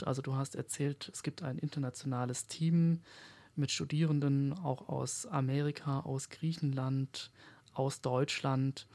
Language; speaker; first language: German; native; German